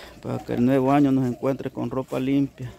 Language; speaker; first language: Spanish; native; Spanish